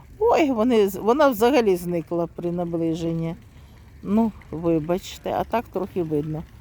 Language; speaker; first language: Ukrainian; native; Ukrainian